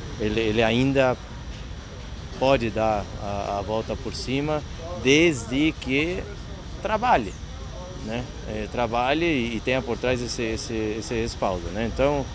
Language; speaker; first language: Portuguese; non-native, fluent; Spanish